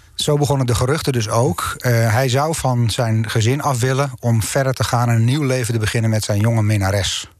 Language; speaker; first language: Dutch; native; Dutch